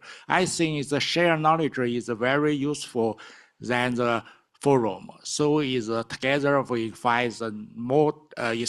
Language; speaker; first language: English; non-native, learner; Chinese